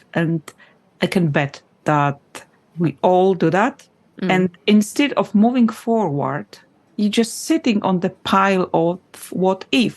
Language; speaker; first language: English; non-native, fluent; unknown